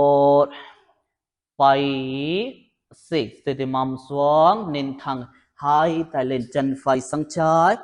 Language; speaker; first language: Vietnamese; non-native, learner; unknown